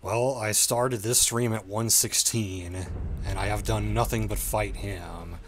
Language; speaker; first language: English; native; English